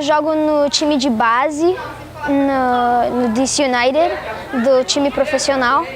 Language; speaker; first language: Portuguese; early bilingual, heritage; Portuguese